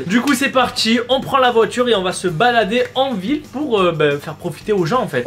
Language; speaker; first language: French; native; French